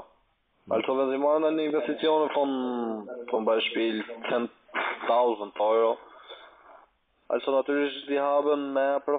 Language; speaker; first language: German; non-native, learner; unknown